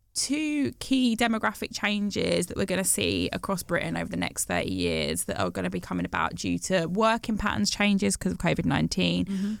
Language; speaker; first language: English; native; English